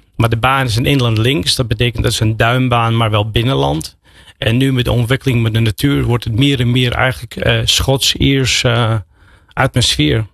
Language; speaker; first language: Dutch; non-native, fluent; English